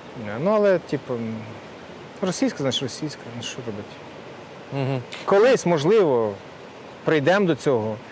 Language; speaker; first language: Ukrainian; native; Ukrainian